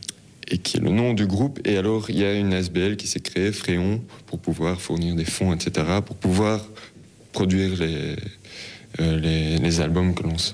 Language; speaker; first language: French; native; French